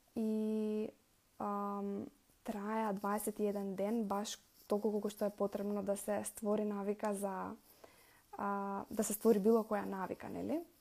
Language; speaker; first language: Macedonian; native; Macedonian